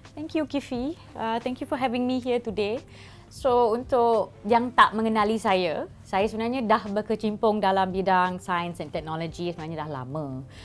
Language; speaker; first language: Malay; native; Malay